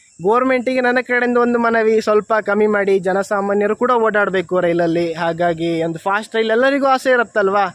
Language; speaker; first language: Kannada; native; Kannada